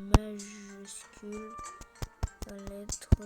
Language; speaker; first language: French; early bilingual, other home language; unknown